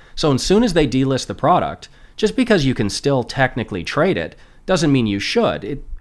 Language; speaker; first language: English; native; English